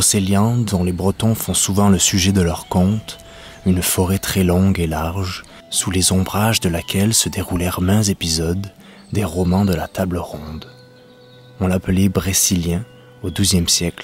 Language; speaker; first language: French; native; French